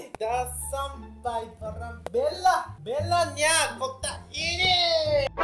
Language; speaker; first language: Malay; non-native, learner; Japanese